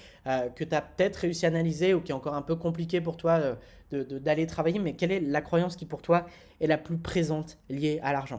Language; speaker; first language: French; native; French